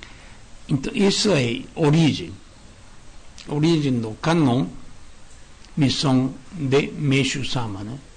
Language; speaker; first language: Portuguese; non-native, learner; Japanese